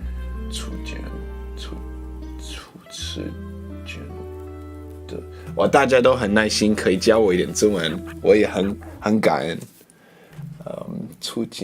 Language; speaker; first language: Chinese; non-native, learner; English